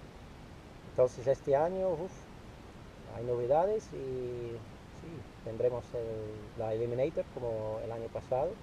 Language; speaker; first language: Spanish; non-native, fluent; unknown